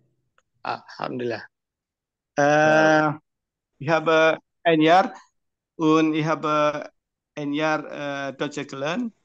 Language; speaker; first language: German; non-native, learner; Indonesian